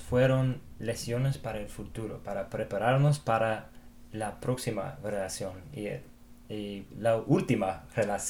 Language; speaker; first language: Spanish; non-native, fluent; English